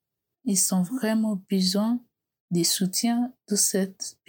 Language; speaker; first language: French; non-native, learner; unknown